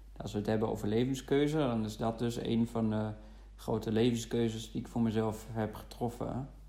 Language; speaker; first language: Dutch; non-native, fluent; German